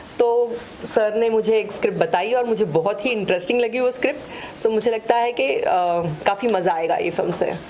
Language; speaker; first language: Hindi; non-native, local second language; Kannada